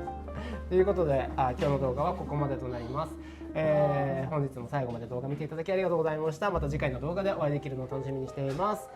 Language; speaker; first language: Japanese; native; Japanese